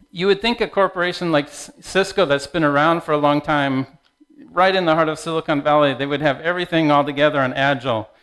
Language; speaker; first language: English; native; English